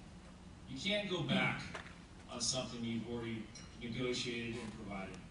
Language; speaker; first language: English; native; English